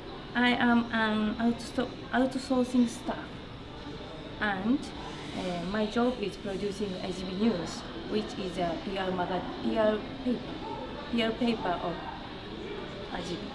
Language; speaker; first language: English; non-native, learner; Japanese